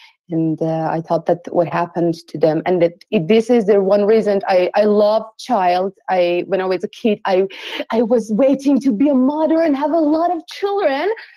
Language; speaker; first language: English; non-native, fluent; Persian